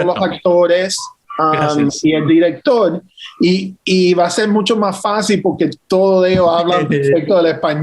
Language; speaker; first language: Spanish; early bilingual, heritage; English